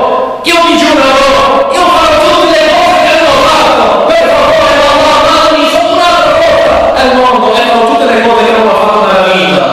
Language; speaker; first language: Italian; non-native, learner; English